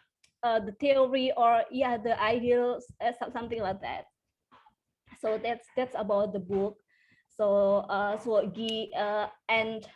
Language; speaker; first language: English; non-native, fluent; Indonesian